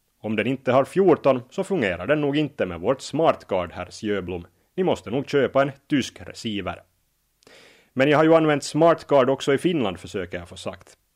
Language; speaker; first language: Swedish; native; Swedish